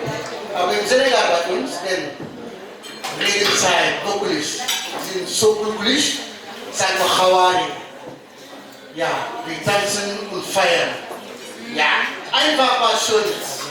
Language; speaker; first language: German; non-native, learner; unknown